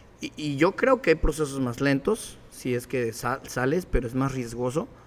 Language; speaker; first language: Spanish; native; Spanish